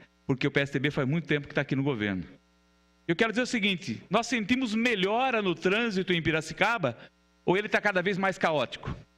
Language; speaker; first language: Portuguese; native; Portuguese